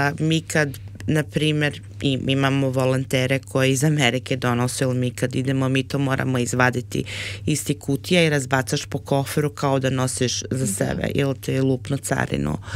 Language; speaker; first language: Serbian; early bilingual, heritage; Serbian